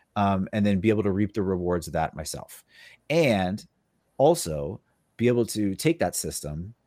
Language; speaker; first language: English; native; English